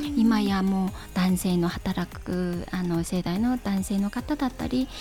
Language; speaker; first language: Japanese; non-native, fluent; Chinese